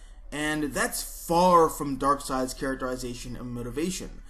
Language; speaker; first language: English; native; English